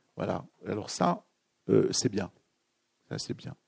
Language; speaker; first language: French; native; French